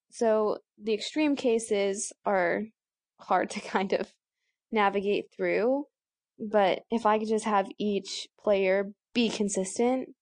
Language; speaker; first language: English; native; English